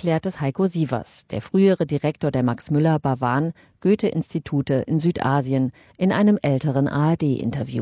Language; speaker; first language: German; native; German